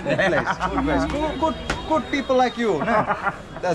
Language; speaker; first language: English; non-native, fluent; Finnish